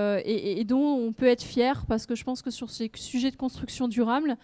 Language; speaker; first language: French; native; French